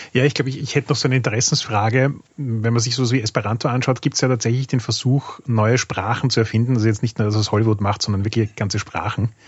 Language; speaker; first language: German; native; German